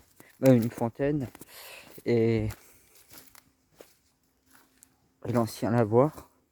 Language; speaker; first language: French; native; French